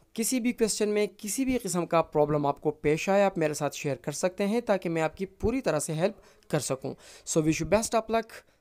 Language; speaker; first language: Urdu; non-native, local second language; Pashto